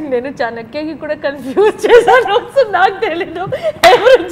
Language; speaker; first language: Telugu; non-native, learner; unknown